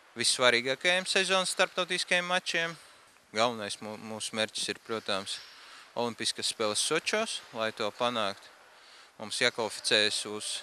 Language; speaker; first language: Latvian; non-native, local second language; Russian